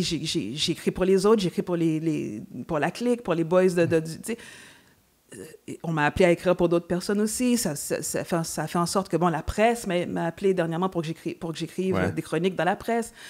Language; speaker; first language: French; native; French